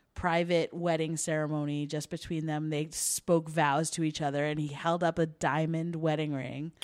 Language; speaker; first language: English; native; English